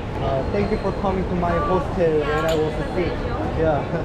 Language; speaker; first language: English; non-native, learner; Korean